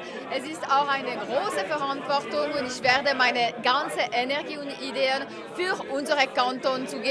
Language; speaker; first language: German; non-native, local second language; French